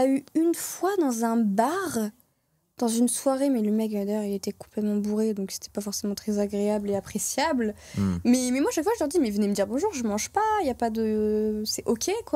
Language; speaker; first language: French; native; French